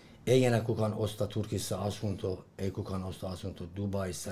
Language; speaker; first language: Finnish; non-native, fluent; Persian